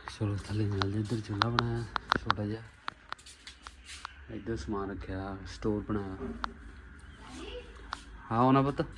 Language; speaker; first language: Punjabi; native; Punjabi